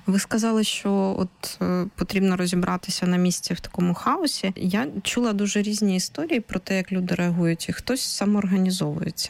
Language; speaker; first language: Ukrainian; native; Ukrainian